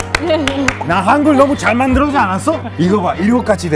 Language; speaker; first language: Korean; non-native, fluent; Spanish